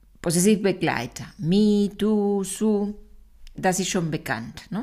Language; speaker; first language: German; non-native, fluent; Spanish